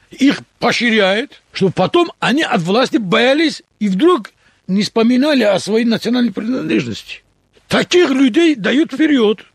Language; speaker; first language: Russian; non-native, local second language; Talysh